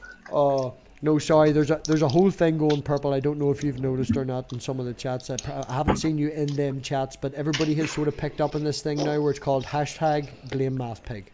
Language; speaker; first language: English; native; English